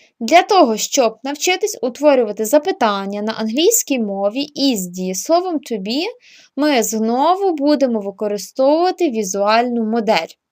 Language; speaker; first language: Ukrainian; native; Ukrainian